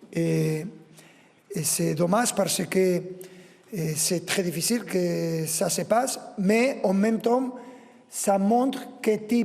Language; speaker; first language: French; non-native, fluent; Spanish